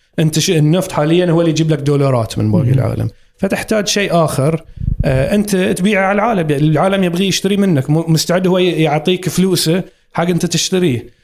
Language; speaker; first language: Arabic; native; Arabic